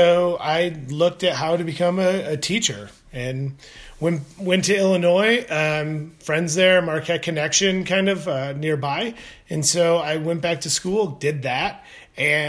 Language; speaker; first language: English; native; English